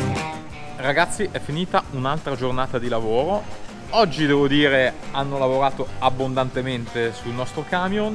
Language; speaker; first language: Italian; native; Italian